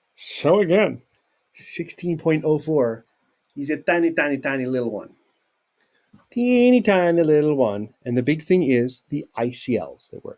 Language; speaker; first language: English; native; English